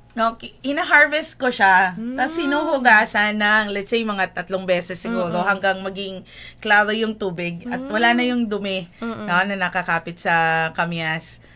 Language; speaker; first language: Filipino; non-native, local second language; Hiligaynon